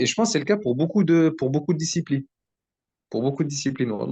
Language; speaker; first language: French; native; French